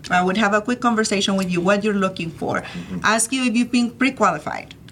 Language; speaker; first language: English; early bilingual, other home language; Spanish